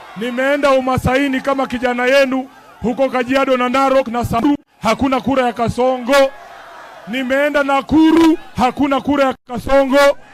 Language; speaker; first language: Swahili; non-native, local second language; Luyia